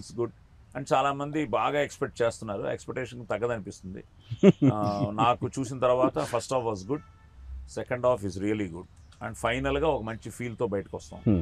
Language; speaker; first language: Telugu; native; Telugu